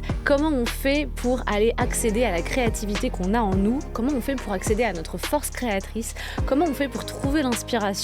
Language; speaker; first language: French; native; French